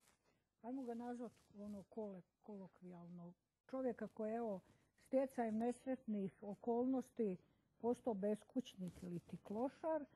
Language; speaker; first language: Croatian; native; Croatian